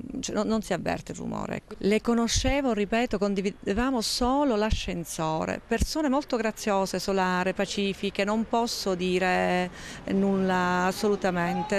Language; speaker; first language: Italian; native; Italian